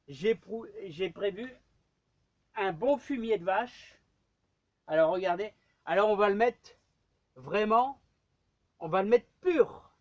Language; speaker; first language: French; native; French